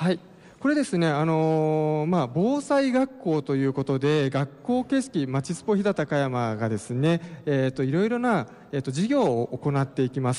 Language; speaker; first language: Japanese; native; Japanese